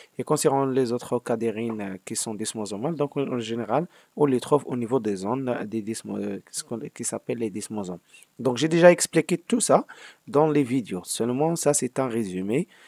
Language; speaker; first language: French; non-native, local second language; Arabic